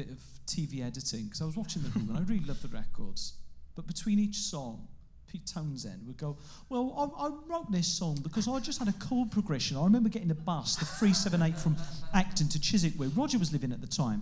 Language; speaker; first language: English; non-native, local second language; Welsh